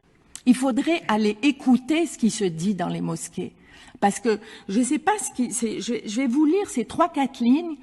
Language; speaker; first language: French; non-native, local second language; Arabic